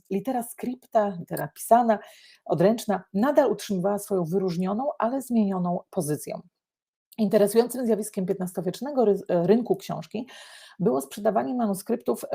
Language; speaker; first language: Polish; native; Polish